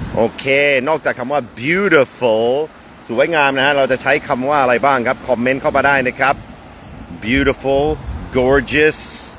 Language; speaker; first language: Thai; non-native, fluent; English